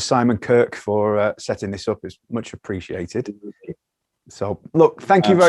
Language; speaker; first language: English; native; English